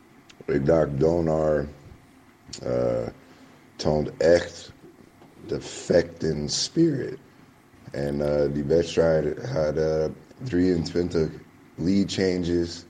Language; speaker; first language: Dutch; non-native, learner; English